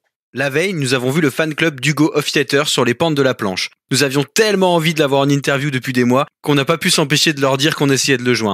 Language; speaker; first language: French; native; French